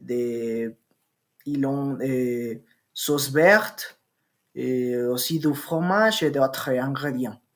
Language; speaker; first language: French; non-native, learner; Spanish